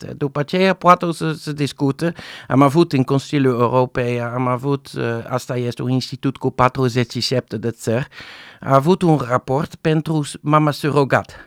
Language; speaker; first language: Romanian; non-native, fluent; Dutch